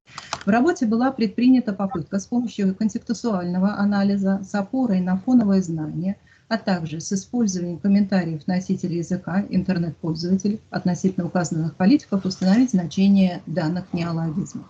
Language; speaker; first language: Russian; native; Russian